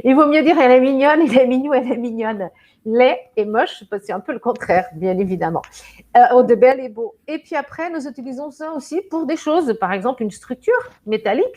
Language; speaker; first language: French; non-native, fluent; Portuguese